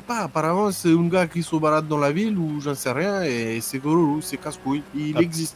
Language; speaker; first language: French; native; French